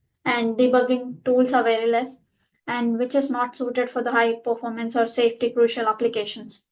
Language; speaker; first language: English; non-native, local second language; Telugu